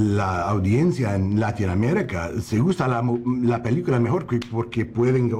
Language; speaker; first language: Spanish; non-native, learner; English